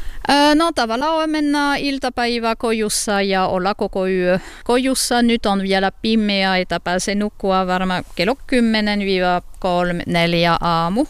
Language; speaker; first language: Finnish; non-native, learner; French